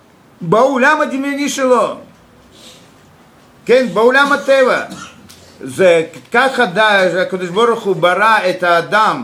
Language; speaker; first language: Hebrew; non-native, fluent; Russian